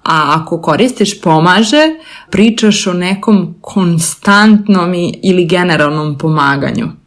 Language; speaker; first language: Serbian; native; Serbian